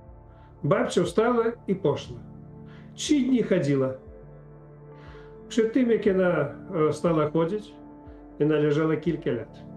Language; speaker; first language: Polish; non-native, fluent; Ukrainian